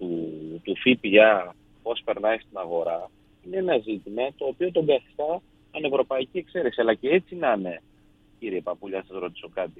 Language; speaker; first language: Greek; native; Greek